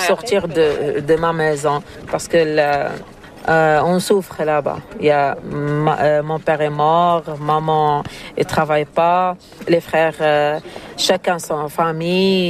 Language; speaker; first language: French; non-native, learner; Arabic